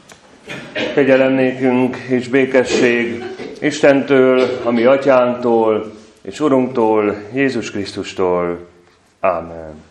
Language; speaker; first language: Hungarian; native; Hungarian